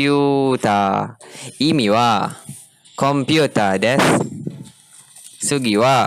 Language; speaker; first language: Japanese; non-native, learner; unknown